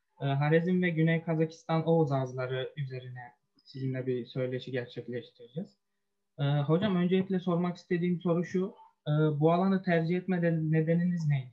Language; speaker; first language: Turkish; native; Turkish